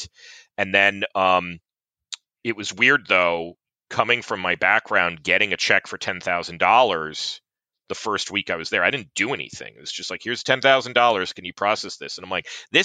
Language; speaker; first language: English; native; English